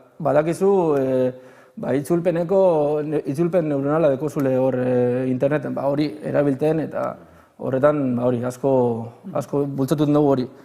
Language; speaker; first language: Basque; native; Basque